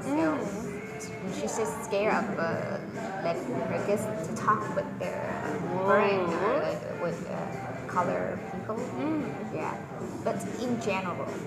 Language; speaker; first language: English; non-native, fluent; Vietnamese